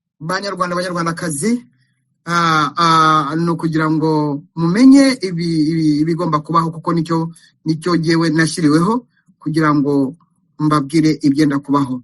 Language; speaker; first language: Kinyarwanda; native; Kinyarwanda